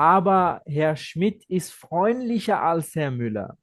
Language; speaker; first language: German; non-native, fluent; Bangla